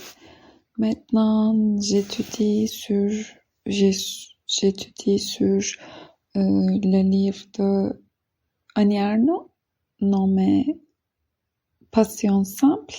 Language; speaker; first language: French; non-native, learner; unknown